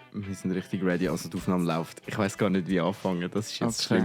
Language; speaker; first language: German; native; German